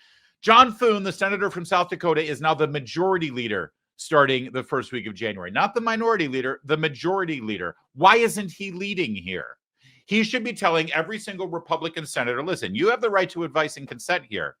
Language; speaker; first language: English; native; English